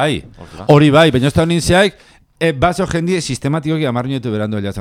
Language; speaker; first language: Basque; native; Basque